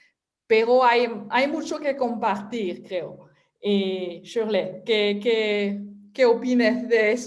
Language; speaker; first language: Spanish; non-native, fluent; French